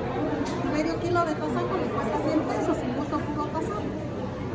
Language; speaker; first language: Spanish; native; Spanish